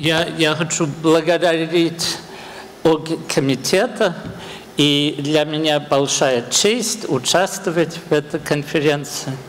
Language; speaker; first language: Russian; non-native, fluent; English